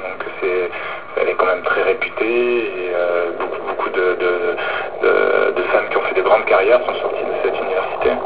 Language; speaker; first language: French; native; French